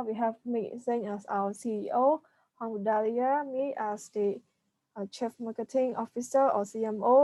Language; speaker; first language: English; non-native, learner; Khmer